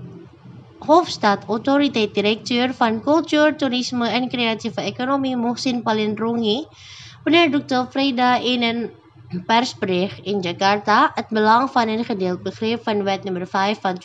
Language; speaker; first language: Dutch; non-native, fluent; Indonesian